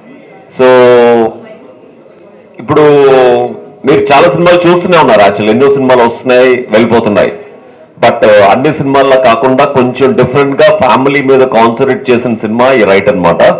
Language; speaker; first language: Telugu; native; Telugu